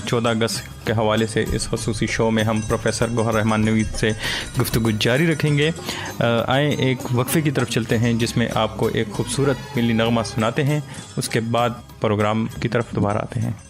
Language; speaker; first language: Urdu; non-native, local second language; Pashto